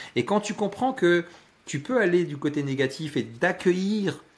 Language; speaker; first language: French; native; French